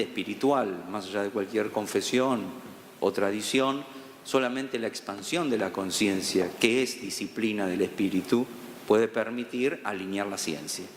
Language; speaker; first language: Spanish; native; Spanish